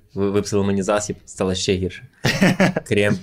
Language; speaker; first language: Ukrainian; non-native, local second language; Russian